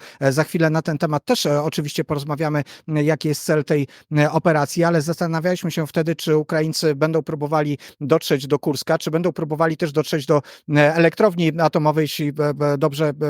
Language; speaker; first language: Polish; native; Polish